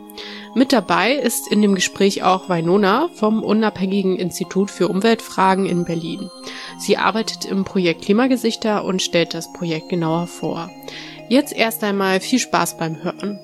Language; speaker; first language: German; native; German